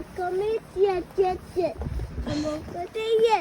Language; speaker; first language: Swedish; early bilingual, other home language; Sinhala